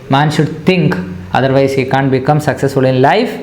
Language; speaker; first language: English; non-native, local second language; Malayalam